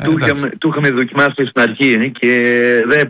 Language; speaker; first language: Greek; early bilingual, heritage; Greek